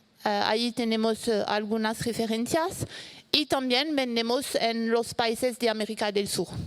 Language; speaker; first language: Spanish; non-native, fluent; French